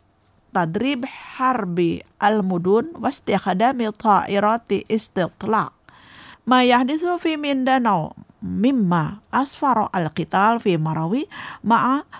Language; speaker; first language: Arabic; non-native, fluent; Indonesian